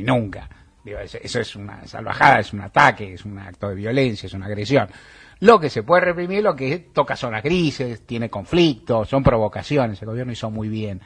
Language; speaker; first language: Spanish; native; Spanish